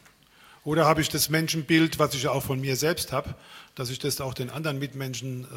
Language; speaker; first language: German; native; German